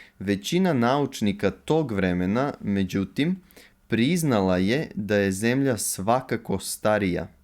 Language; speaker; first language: Serbian; native; Serbian